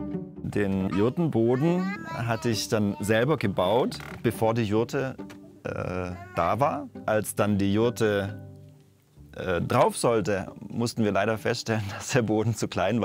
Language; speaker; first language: German; native; German